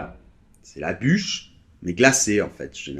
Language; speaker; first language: French; native; French